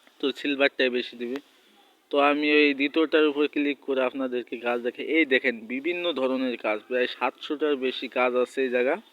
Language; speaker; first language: Bangla; native; Bangla